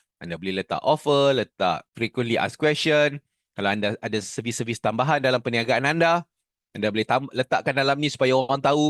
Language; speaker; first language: Malay; native; Malay